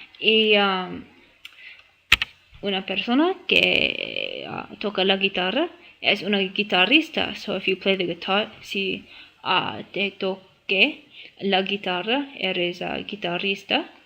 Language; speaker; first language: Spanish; non-native, learner; English